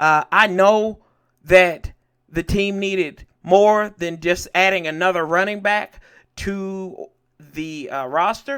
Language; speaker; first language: English; native; English